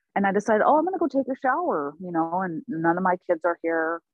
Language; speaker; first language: English; native; English